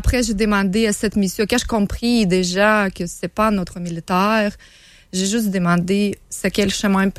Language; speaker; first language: French; non-native, learner; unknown